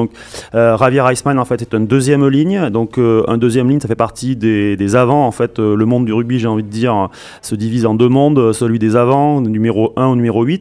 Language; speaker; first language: French; native; French